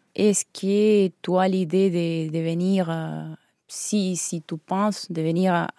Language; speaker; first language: French; non-native, learner; Spanish